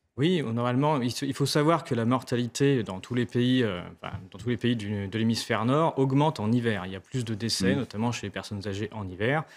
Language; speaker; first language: French; native; French